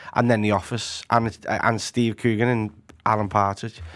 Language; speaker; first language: English; native; English